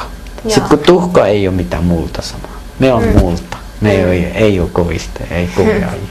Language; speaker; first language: Finnish; non-native, learner; Persian